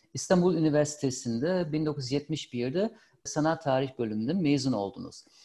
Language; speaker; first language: Turkish; non-native, fluent; German